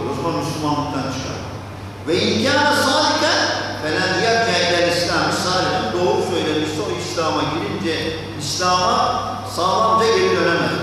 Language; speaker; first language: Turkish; non-native, fluent; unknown